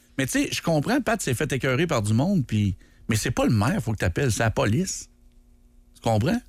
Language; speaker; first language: French; native; French